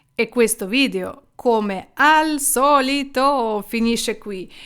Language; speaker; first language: Italian; non-native, fluent; Ukrainian